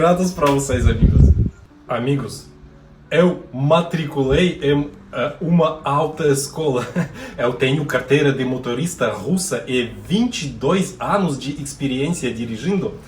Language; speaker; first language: Portuguese; non-native, learner; Russian